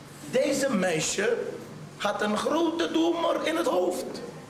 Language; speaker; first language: Dutch; non-native, learner; English